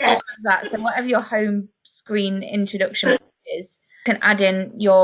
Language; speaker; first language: English; native; English